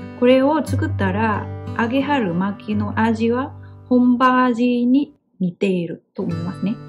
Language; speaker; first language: Japanese; non-native, fluent; Vietnamese